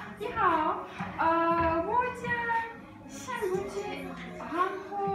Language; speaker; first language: Chinese; non-native, learner; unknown